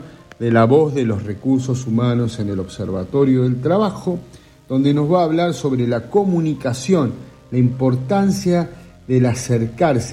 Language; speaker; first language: Spanish; native; Spanish